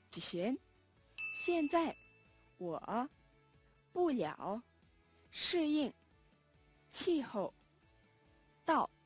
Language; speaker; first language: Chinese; non-native, fluent; Mongolian